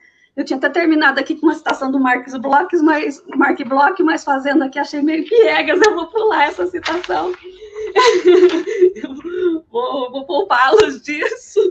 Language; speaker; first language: Portuguese; native; Portuguese